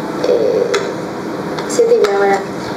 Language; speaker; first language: French; non-native, fluent; Russian